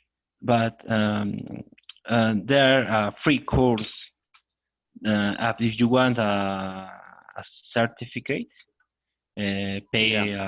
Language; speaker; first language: English; non-native, learner; Spanish